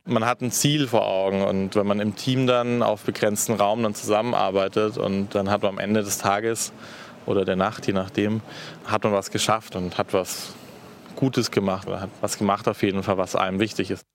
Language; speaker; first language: German; native; German